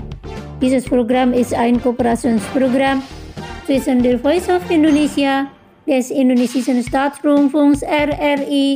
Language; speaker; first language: German; non-native, fluent; Indonesian